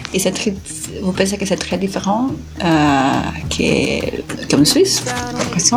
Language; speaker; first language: French; non-native, fluent; Spanish